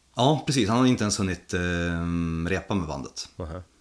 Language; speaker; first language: Swedish; non-native, fluent; Polish